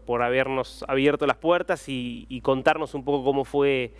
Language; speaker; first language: Spanish; native; Spanish